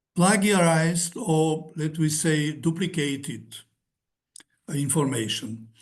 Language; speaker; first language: English; non-native, fluent; Macedonian